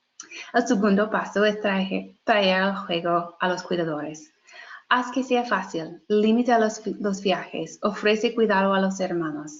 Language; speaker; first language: Spanish; non-native, fluent; English